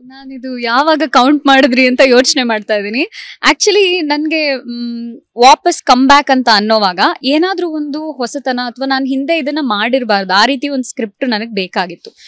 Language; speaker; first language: Kannada; native; Kannada